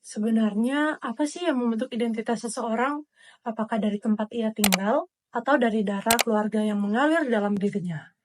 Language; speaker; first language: Indonesian; native; Indonesian